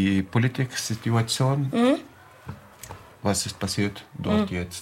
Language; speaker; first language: German; non-native, learner; Arabic